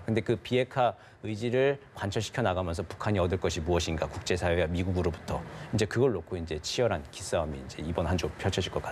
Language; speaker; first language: Korean; native; Korean